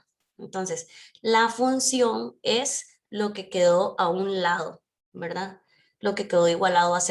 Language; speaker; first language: Spanish; native; Spanish